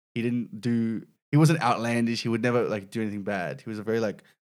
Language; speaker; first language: English; native; English